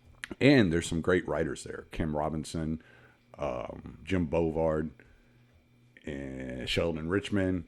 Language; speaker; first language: English; native; English